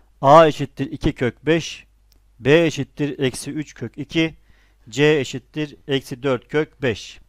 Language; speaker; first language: Turkish; native; Turkish